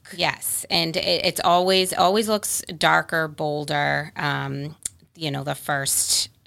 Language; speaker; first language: English; native; English